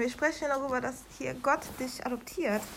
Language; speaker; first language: German; native; German